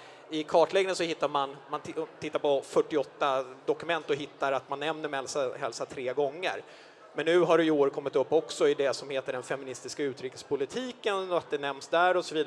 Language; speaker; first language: Swedish; native; Swedish